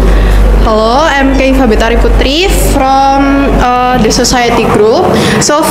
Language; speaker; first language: English; non-native, learner; Indonesian